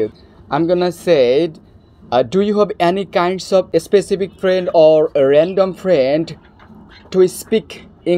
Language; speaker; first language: English; non-native, fluent; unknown